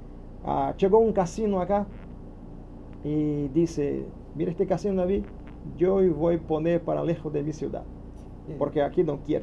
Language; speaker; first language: Spanish; non-native, learner; Portuguese